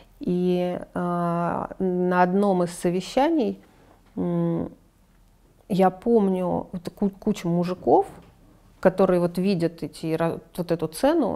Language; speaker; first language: Russian; native; Russian